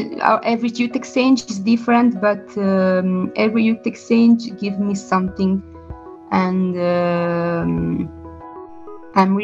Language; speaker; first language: English; non-native, learner; Italian